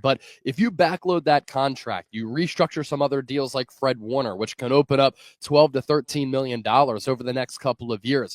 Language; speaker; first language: English; native; English